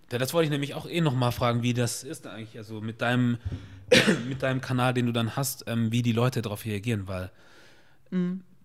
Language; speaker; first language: German; early bilingual, other home language; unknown